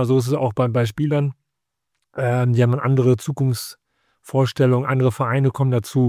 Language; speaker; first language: German; native; German